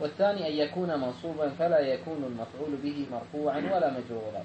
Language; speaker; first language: Arabic; native; Arabic